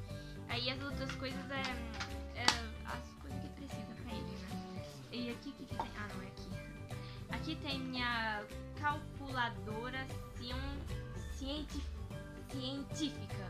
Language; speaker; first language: Portuguese; early bilingual, heritage; Portuguese